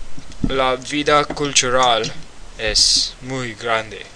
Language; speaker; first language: Spanish; non-native, learner; English